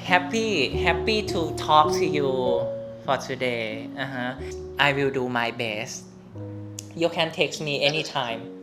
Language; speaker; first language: English; non-native, learner; Thai